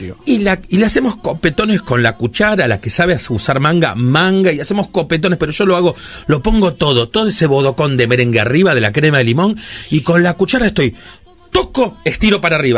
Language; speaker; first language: Spanish; native; Spanish